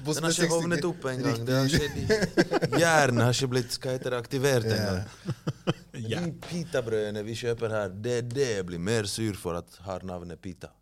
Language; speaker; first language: Norwegian; early bilingual, other home language; Bosnian